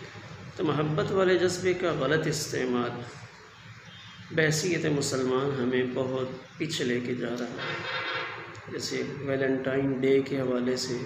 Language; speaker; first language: Urdu; native; Urdu